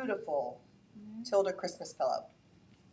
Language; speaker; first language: English; native; English